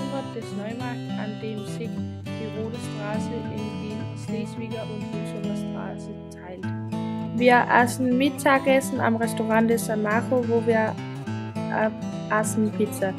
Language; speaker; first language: German; non-native, learner; Danish